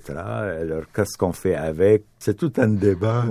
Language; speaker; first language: French; non-native, fluent; Arabic